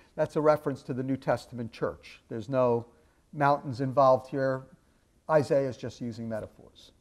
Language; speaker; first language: English; native; English